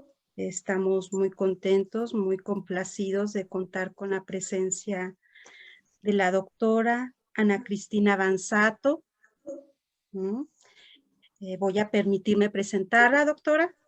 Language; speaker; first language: Spanish; native; Spanish